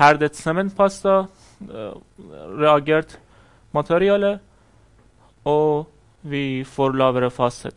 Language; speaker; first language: Norwegian; non-native, fluent; Persian